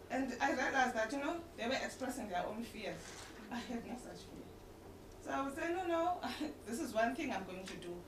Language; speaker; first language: English; non-native, local second language; Xhosa